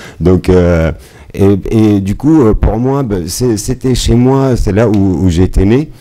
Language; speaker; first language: French; non-native, fluent; Arabic